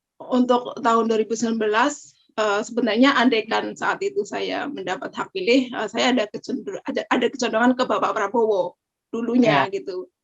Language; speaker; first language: Indonesian; native; Indonesian